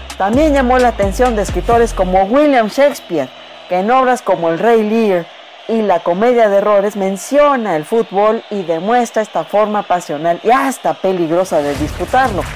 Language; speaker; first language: Spanish; native; Spanish